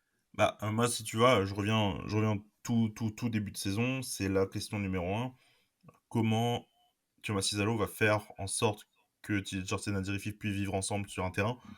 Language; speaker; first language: French; native; French